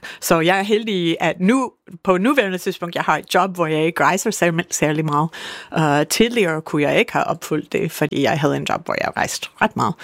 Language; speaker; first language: Danish; non-native, fluent; English